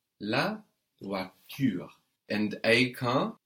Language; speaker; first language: French; non-native, fluent; English